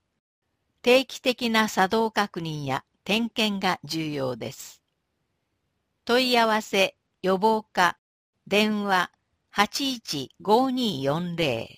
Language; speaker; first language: Japanese; native; Japanese